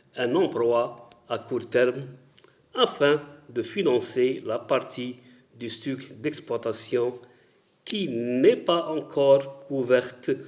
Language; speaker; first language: French; non-native, local second language; Arabic